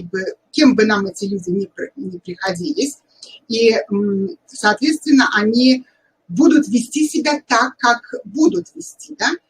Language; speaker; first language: Russian; native; Russian